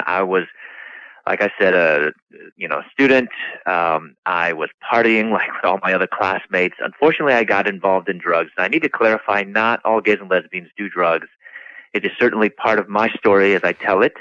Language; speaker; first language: English; native; English